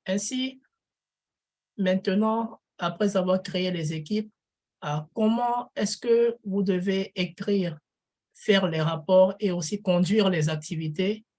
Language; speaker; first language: French; non-native, fluent; Korean